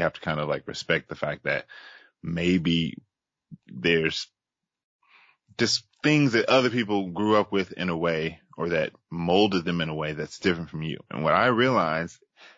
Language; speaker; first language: English; native; English